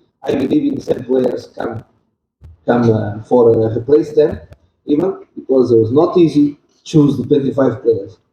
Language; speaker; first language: English; non-native, learner; Portuguese